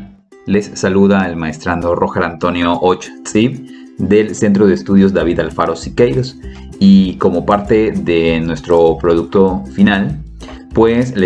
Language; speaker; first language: Spanish; native; Spanish